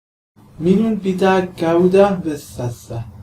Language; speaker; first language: Finnish; non-native, learner; Persian